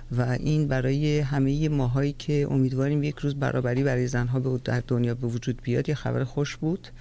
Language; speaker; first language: Persian; native; Persian